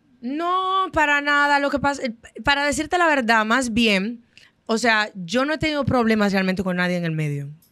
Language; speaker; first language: Spanish; non-native, fluent; Haitian Creole